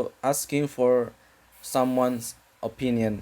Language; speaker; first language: English; non-native, fluent; Indonesian